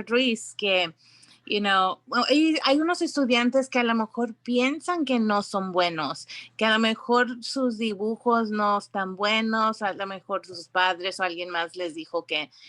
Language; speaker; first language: Spanish; early bilingual, heritage; Spanish